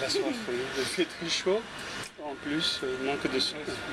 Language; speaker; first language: French; non-native, fluent; Arabic